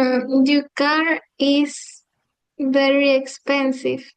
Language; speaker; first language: English; non-native, learner; Spanish